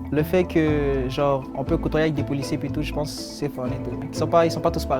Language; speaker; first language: French; native; French